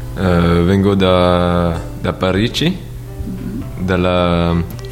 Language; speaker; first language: Italian; non-native, learner; French